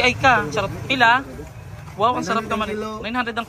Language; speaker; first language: Filipino; native; Filipino